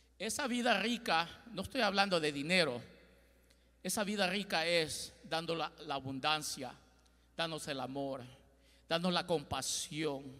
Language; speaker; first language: Spanish; early bilingual, heritage; Spanish